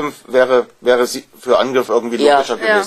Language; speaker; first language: German; native; German